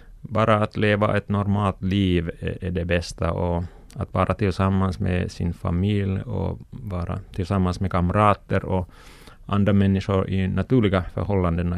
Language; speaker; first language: Swedish; non-native, local second language; Finnish